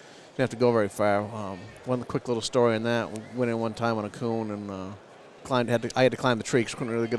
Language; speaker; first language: English; native; English